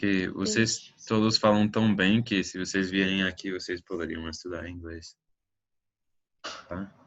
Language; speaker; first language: Portuguese; non-native, fluent; English